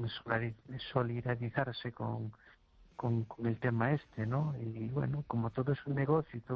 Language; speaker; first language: Spanish; native; Spanish